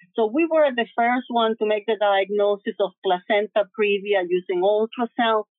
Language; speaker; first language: English; early bilingual, other home language; Spanish